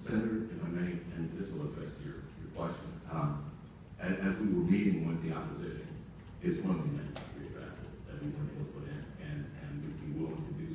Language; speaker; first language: English; native; English